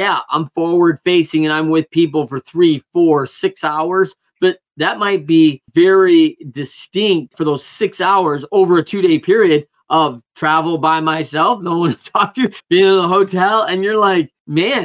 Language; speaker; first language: English; native; English